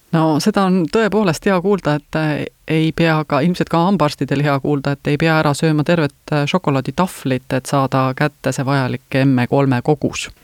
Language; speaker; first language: Estonian; native; Estonian